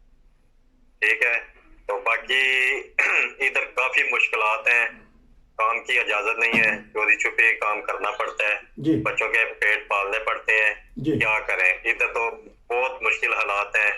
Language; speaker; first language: Hindi; non-native, local second language; Punjabi